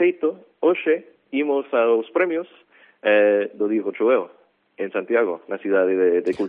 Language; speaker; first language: Galician; non-native, fluent; English